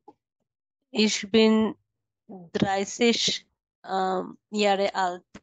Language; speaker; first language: German; non-native, learner; Bangla